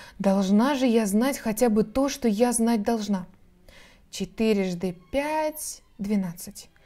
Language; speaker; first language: Russian; native; Russian